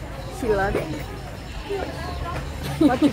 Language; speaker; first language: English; non-native, learner; Thai